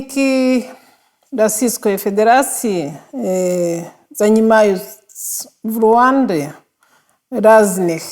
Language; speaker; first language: Russian; non-native, fluent; Kinyarwanda